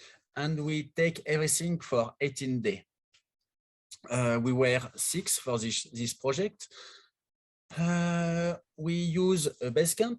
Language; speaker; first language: English; non-native, learner; French